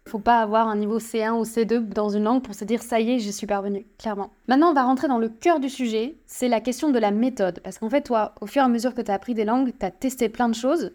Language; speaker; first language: French; native; French